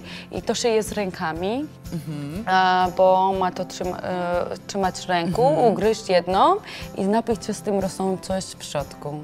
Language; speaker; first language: Polish; non-native, learner; Georgian